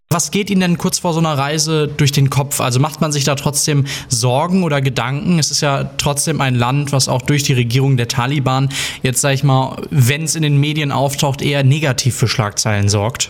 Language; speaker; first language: German; native; German